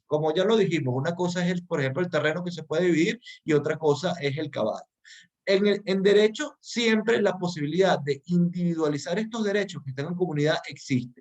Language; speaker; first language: Spanish; native; Spanish